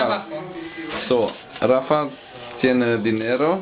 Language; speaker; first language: Spanish; non-native, learner; German